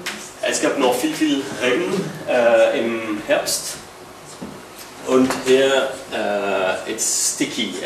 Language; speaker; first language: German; non-native, learner; French